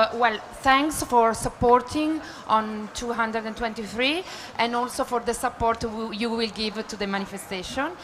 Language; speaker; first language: English; non-native, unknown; Italian